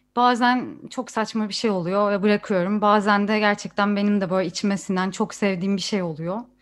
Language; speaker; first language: Turkish; native; Turkish